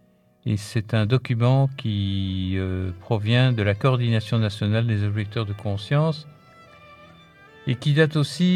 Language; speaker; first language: French; native; French